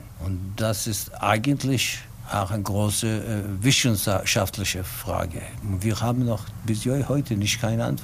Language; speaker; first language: German; non-native, learner; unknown